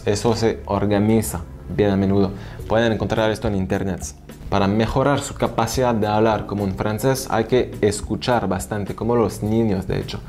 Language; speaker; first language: Spanish; non-native, fluent; French